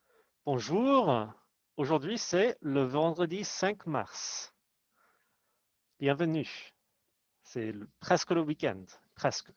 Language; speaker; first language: French; non-native, fluent; English